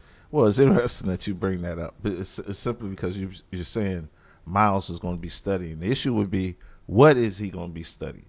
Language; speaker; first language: English; native; English